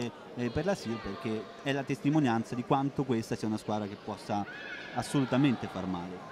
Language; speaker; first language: Italian; native; Italian